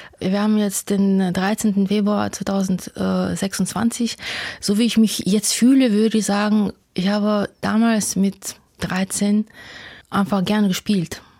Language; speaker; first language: German; non-native, fluent; Russian